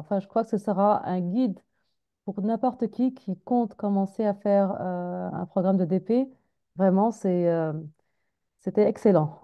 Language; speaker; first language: French; non-native, fluent; Arabic